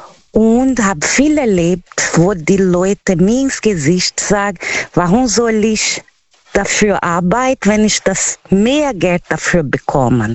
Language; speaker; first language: German; non-native, fluent; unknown